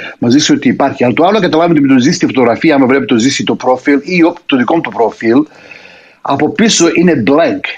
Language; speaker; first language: Greek; early bilingual, heritage; Greek